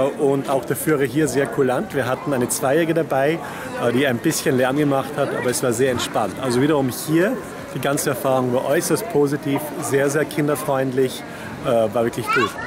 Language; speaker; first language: German; non-native, fluent; English